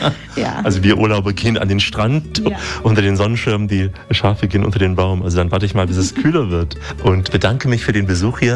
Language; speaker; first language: German; native; German